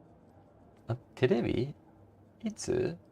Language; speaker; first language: Japanese; non-native, learner; English